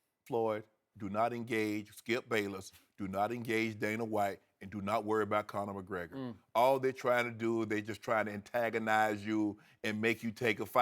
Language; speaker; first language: English; native; English